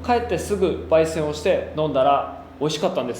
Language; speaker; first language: Japanese; native; Japanese